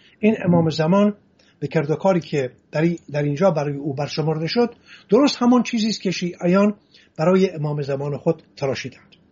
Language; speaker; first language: Persian; non-native, local second language; Assyrian Neo-Aramaic